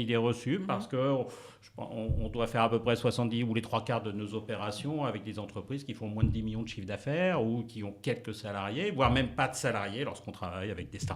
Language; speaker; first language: French; native; French